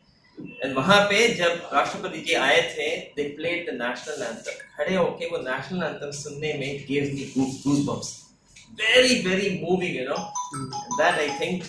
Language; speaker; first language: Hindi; non-native, local second language; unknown